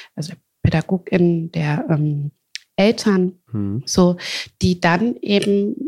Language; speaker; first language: German; native; German